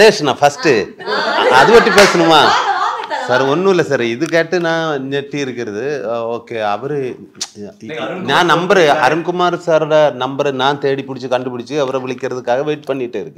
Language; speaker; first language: Tamil; non-native, learner; Malayalam